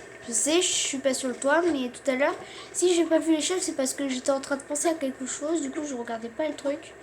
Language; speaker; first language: French; native; French